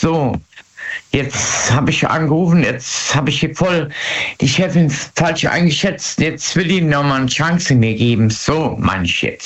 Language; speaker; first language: German; native; German